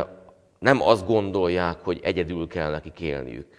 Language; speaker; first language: Hungarian; native; Hungarian